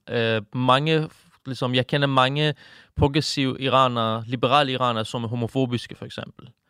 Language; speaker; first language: Danish; non-native, fluent; Persian